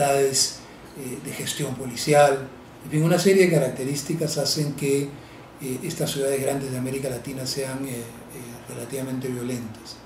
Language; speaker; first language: Spanish; native; Spanish